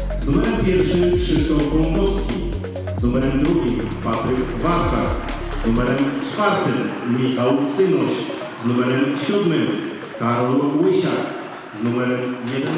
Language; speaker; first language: Polish; native; Polish